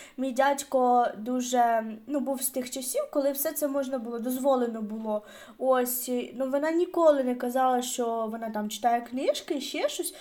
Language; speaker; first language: Ukrainian; non-native, local second language; Russian